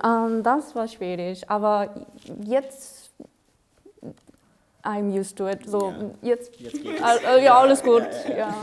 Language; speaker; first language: German; non-native, fluent; Korean